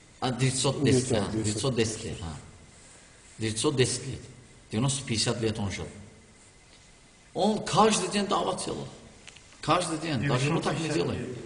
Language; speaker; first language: Russian; non-native, learner; Turkish